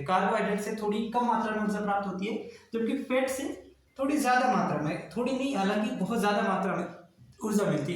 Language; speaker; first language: Hindi; native; Hindi